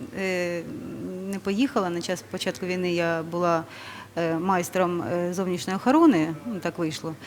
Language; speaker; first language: Ukrainian; non-native, local second language; Russian